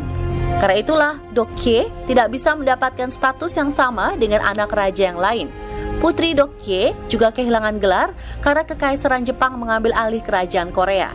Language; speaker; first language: Indonesian; native; Indonesian